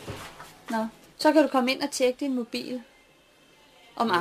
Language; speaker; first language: Danish; native; Danish